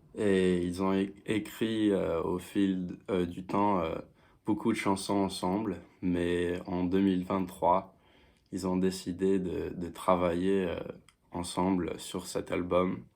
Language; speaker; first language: French; non-native, fluent; English